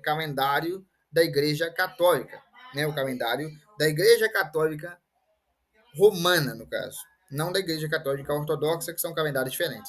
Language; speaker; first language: Portuguese; native; Portuguese